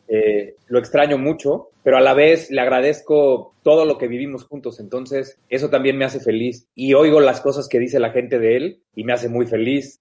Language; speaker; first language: Spanish; native; Spanish